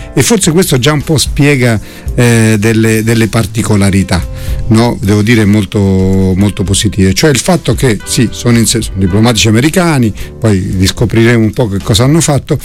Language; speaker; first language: Italian; native; Italian